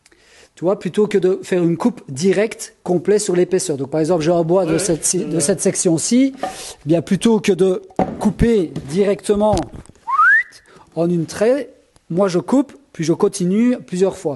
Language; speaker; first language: French; native; French